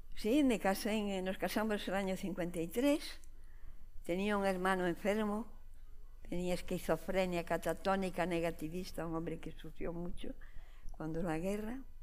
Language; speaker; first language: Spanish; non-native, local second language; Galician